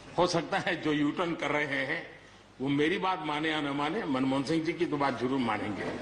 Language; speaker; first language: Hindi; non-native, local second language; Gujarati